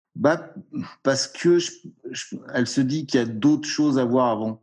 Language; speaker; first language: French; native; French